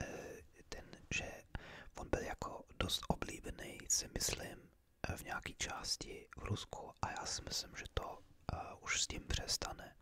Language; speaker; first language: Czech; early bilingual, heritage; English